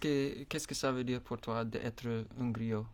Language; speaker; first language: French; non-native, fluent; English